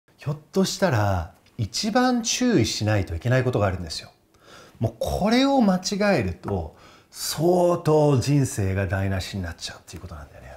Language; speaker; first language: Japanese; non-native, fluent; English